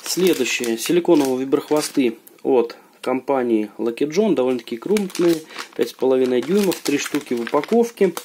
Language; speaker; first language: Russian; native; Russian